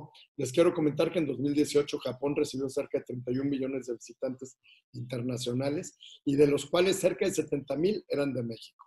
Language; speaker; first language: Spanish; native; Spanish